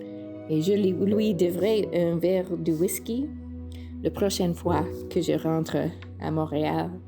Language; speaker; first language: French; non-native, fluent; English